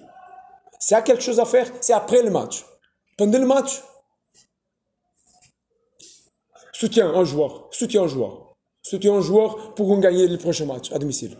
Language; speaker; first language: French; non-native, fluent; Portuguese